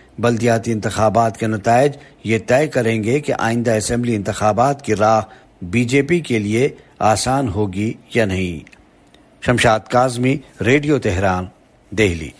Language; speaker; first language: Urdu; native; Urdu